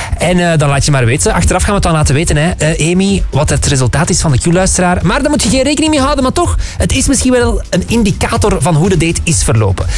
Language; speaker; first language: Dutch; native; Dutch